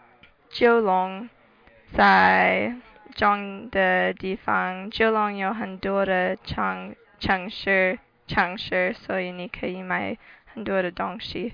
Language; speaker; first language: Chinese; non-native, learner; English